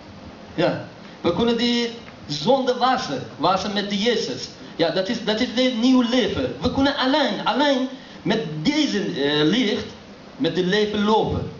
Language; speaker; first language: Dutch; non-native, learner; Persian